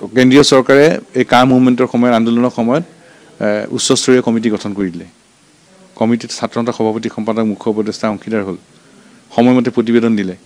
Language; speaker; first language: Assamese; native; Assamese